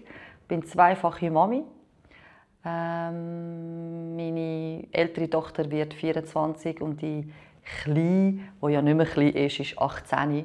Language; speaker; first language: German; non-native, fluent; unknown